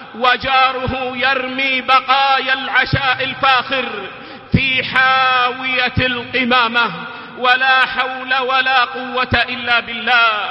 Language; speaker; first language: Arabic; native; Arabic